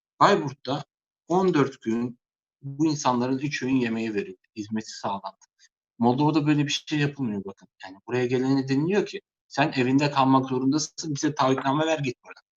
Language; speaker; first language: Turkish; native; Turkish